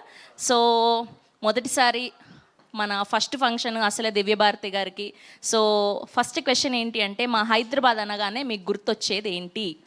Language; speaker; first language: Telugu; native; Telugu